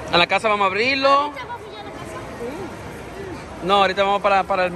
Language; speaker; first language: Spanish; native; Spanish